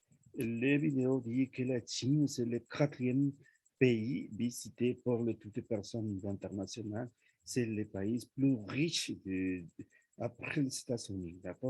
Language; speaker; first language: French; non-native, learner; Spanish